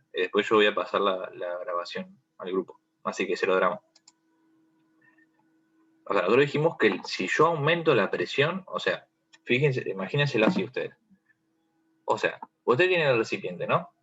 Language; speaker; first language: Spanish; native; Spanish